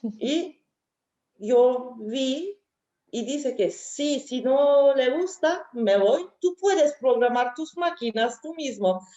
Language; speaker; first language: Spanish; non-native, learner; Turkish